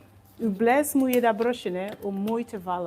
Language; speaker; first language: Dutch; non-native, learner; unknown